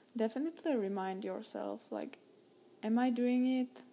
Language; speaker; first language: English; non-native, fluent; Czech